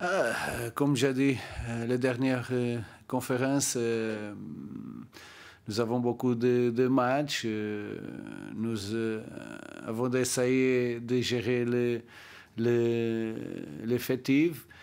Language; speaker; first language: French; non-native, learner; Portuguese